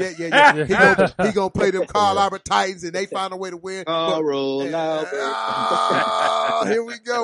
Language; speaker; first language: English; native; English